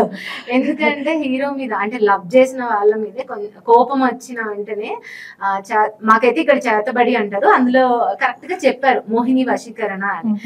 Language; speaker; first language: Telugu; native; Telugu